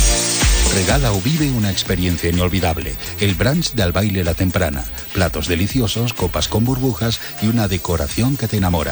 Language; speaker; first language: Spanish; native; Spanish